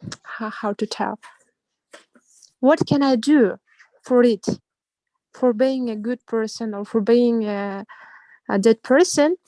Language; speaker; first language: English; non-native, learner; Russian